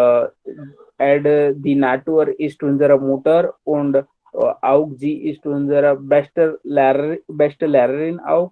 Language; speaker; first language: German; non-native, learner; Hindi